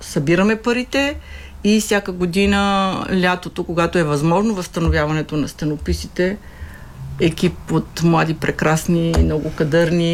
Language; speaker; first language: Bulgarian; native; Bulgarian